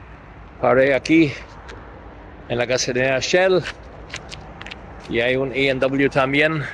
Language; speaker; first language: Spanish; non-native, fluent; English